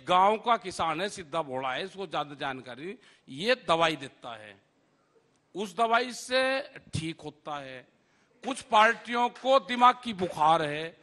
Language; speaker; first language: Hindi; native; Hindi